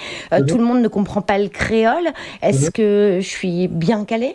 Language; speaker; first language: French; native; French